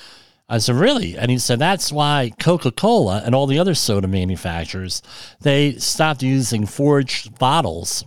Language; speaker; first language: English; native; English